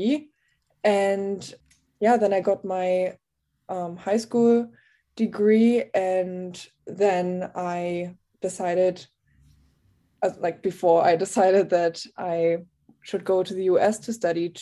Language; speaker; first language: English; non-native, fluent; German